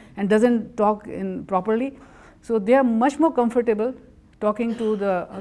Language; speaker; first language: English; non-native, local second language; Urdu